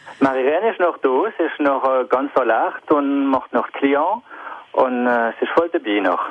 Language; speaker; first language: German; non-native, local second language; French